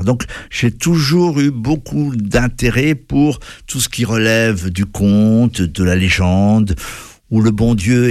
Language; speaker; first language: French; native; French